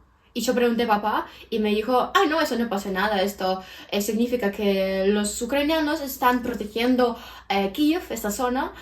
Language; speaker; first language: Spanish; non-native, fluent; Ukrainian